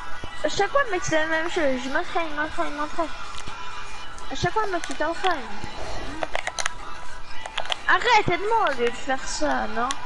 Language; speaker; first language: French; native; French